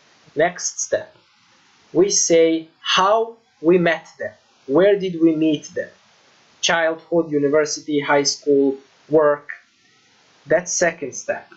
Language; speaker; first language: English; non-native, fluent; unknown